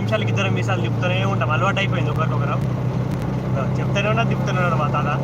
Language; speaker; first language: Telugu; non-native, local second language; Lambadi